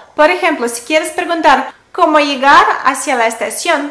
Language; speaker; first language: Spanish; non-native, fluent; Russian